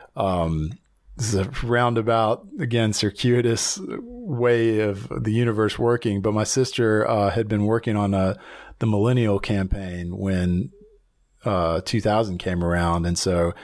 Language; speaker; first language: English; native; English